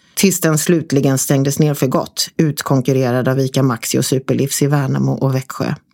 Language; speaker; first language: Swedish; native; Swedish